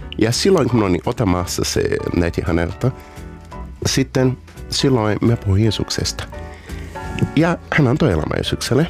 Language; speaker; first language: Finnish; non-native, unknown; Portuguese